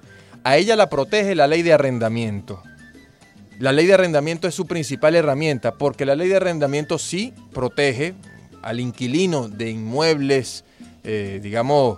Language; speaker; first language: Spanish; native; Spanish